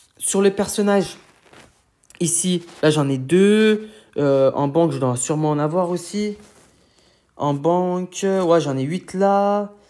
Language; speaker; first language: French; native; French